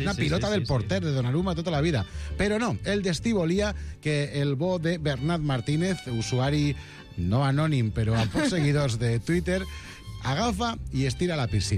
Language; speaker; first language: Catalan; native; Catalan